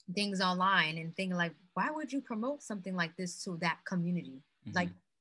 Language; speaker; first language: English; non-native, fluent; Haitian Creole